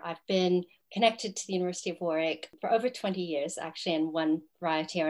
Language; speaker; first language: English; native; English